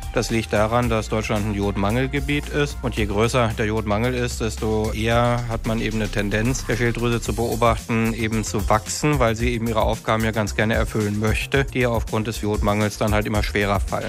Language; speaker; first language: German; native; German